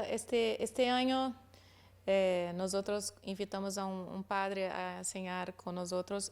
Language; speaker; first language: Spanish; non-native, learner; Portuguese